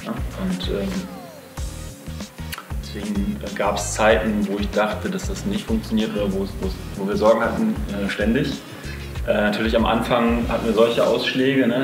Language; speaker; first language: German; native; German